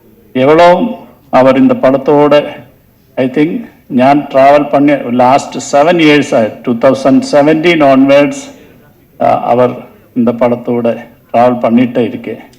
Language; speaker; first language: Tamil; non-native, learner; Malayalam